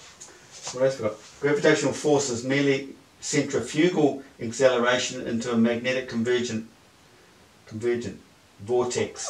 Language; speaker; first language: English; native; English